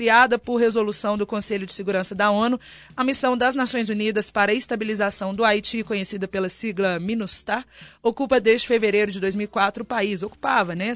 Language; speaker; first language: Portuguese; native; Portuguese